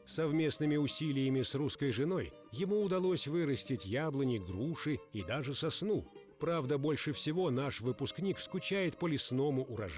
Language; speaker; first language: Russian; native; Russian